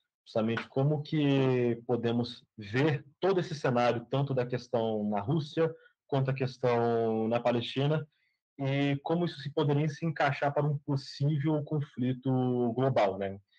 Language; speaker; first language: Portuguese; native; Portuguese